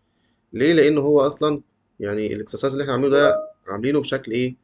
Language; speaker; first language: Arabic; native; Arabic